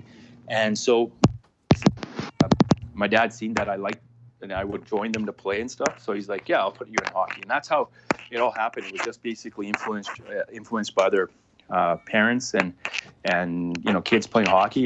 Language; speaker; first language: English; non-native, fluent; Punjabi